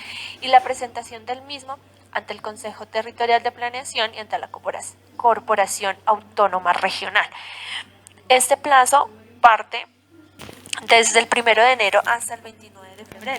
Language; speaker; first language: Spanish; native; Spanish